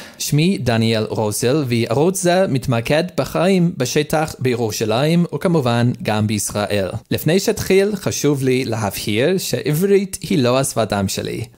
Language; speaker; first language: Hebrew; non-native, learner; English